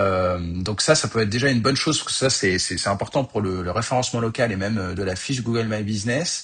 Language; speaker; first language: French; native; French